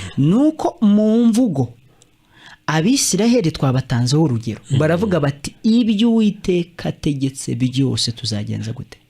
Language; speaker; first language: Kinyarwanda; native; Kinyarwanda